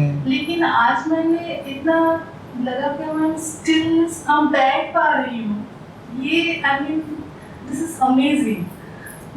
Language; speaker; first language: Hindi; non-native, local second language; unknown